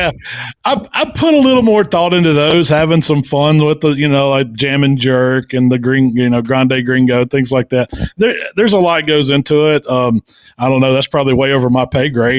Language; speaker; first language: English; native; English